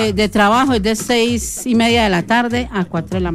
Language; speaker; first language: Spanish; native; Spanish